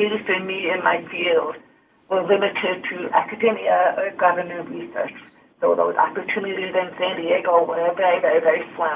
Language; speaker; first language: English; early bilingual, other home language; Hungarian